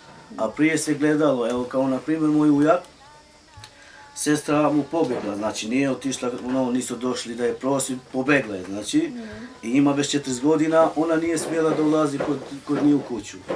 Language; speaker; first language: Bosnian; non-native, local second language; Romany